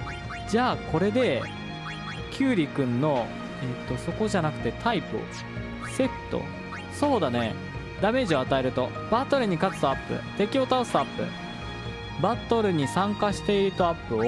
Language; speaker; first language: Japanese; native; Japanese